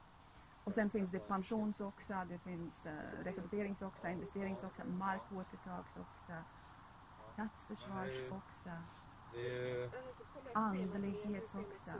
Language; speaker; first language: Swedish; non-native, fluent; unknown